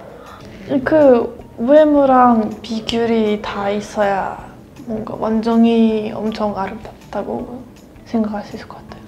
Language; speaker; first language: Korean; non-native, fluent; Russian